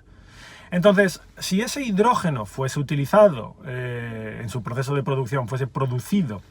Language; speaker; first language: Spanish; native; Spanish